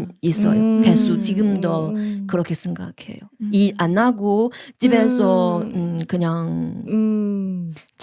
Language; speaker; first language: Korean; non-native, learner; Chinese